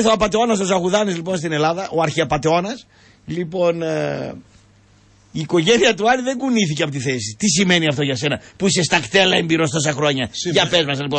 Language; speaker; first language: Greek; native; Greek